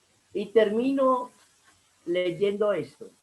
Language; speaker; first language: Spanish; native; Spanish